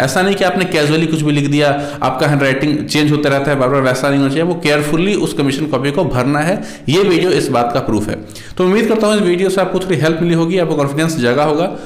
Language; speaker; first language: Hindi; native; Hindi